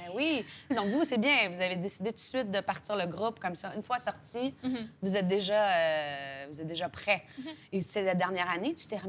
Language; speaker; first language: French; native; French